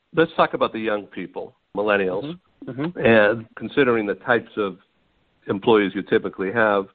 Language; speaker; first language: English; native; English